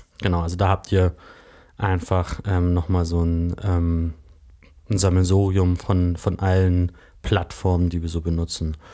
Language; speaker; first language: German; native; German